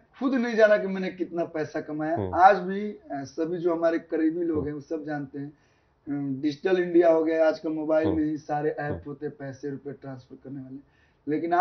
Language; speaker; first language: Hindi; native; Hindi